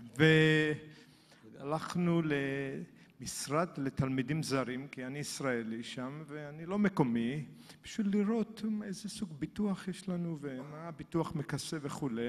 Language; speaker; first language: Hebrew; native; Hebrew